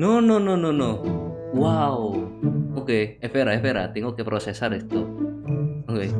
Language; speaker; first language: Portuguese; non-native, fluent; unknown